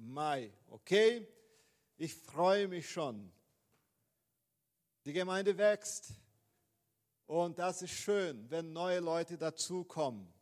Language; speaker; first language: German; non-native, fluent; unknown